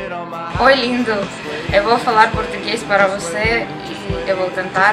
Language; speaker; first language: Portuguese; non-native, learner; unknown